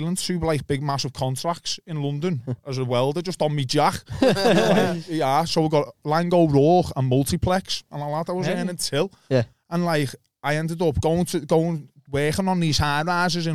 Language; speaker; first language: English; native; English